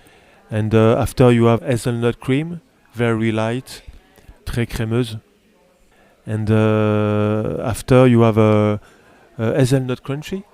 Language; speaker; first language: English; non-native, learner; French